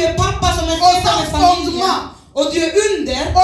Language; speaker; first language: Swedish; non-native, learner; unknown